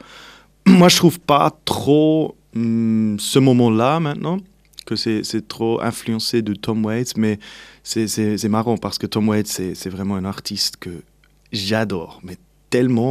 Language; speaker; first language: French; non-native, local second language; Swiss German